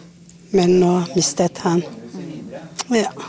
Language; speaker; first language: Norwegian; non-native, learner; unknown